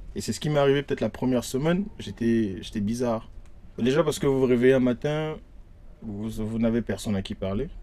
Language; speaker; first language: French; non-native, local second language; Lingala